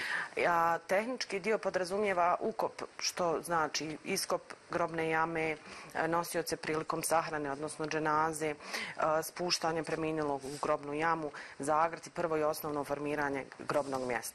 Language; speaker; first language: Croatian; native; Croatian